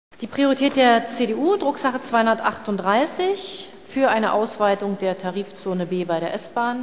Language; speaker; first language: German; native; German